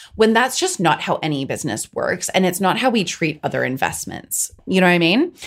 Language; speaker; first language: English; native; English